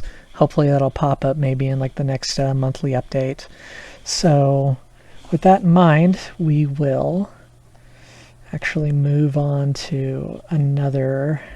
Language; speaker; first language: English; native; English